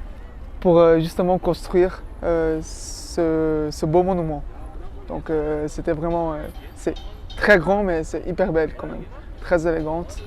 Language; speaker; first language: French; non-native, fluent; Portuguese